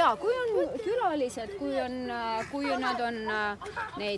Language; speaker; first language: Estonian; non-native, local second language; Russian